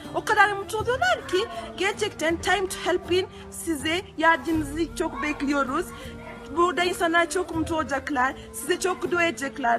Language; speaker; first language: Turkish; non-native, learner; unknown